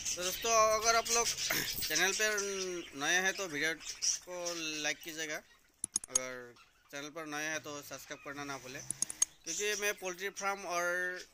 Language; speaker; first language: Hindi; non-native, local second language; Assamese